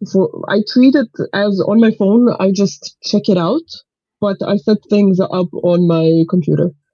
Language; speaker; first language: English; non-native, fluent; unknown